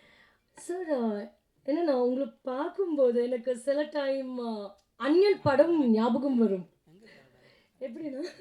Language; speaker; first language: Tamil; non-native, learner; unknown